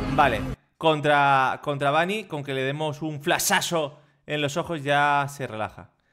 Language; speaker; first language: Spanish; native; Spanish